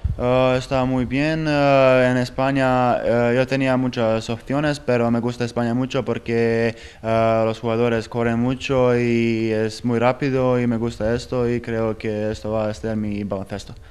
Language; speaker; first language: Spanish; non-native, fluent; Bosnian